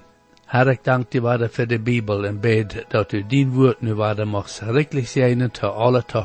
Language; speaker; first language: German; non-native, learner; Low German